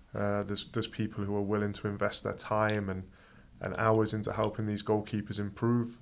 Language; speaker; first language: English; native; English